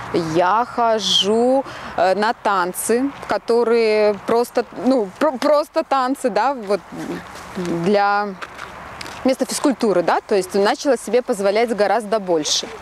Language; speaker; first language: Russian; native; Russian